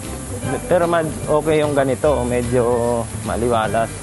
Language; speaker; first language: Filipino; native; Filipino